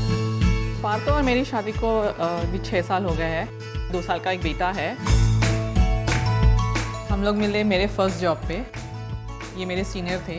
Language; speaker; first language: Hindi; native; Hindi